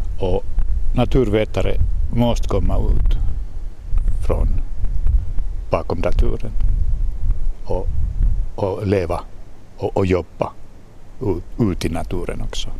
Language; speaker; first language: Swedish; non-native, local second language; Finnish